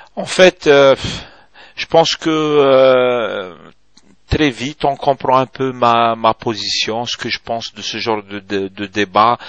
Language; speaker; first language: French; non-native, local second language; Arabic